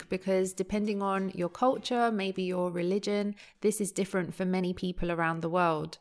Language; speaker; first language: English; native; English